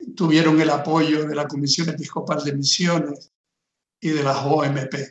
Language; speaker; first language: Spanish; native; Spanish